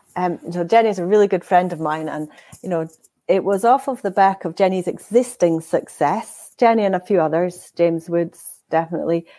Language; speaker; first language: English; native; English